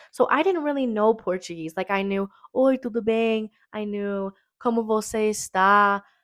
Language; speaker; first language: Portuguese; non-native, fluent; English